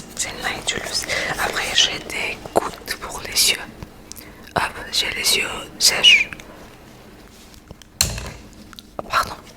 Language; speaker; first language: French; non-native, learner; Spanish